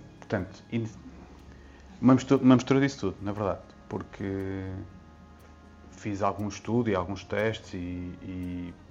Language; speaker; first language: Portuguese; native; Portuguese